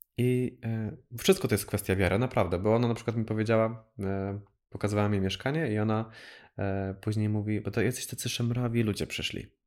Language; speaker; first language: Polish; native; Polish